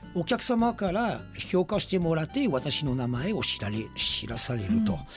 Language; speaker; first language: Japanese; non-native, fluent; French